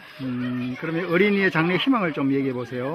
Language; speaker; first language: Korean; native; Korean